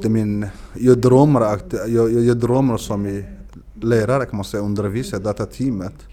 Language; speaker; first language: Swedish; non-native, learner; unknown